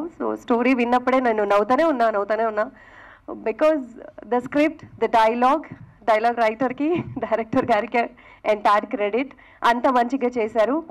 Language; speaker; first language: Telugu; non-native, fluent; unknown